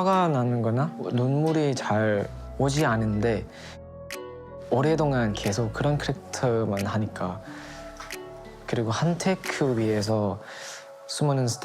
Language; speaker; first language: Korean; non-native, fluent; Thai